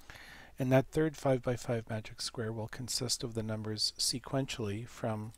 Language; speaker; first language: English; native; English